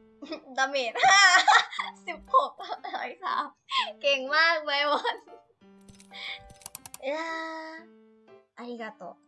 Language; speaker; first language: Japanese; non-native, learner; Thai